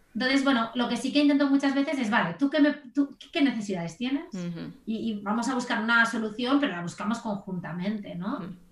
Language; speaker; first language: Spanish; native; Spanish